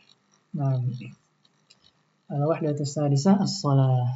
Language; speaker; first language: Arabic; non-native, fluent; Indonesian